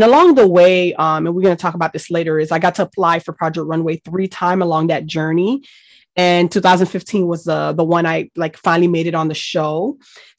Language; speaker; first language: English; early bilingual, other home language; Haitian Creole